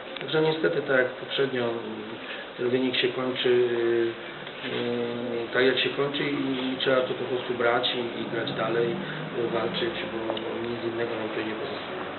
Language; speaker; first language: Polish; native; Polish